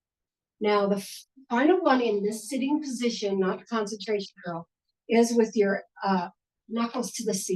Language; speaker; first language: English; native; English